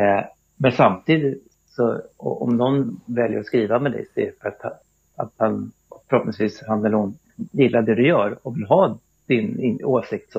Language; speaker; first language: Swedish; native; Swedish